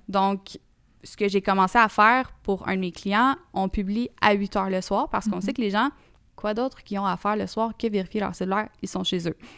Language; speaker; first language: French; native; French